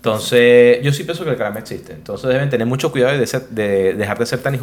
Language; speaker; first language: Spanish; native; Spanish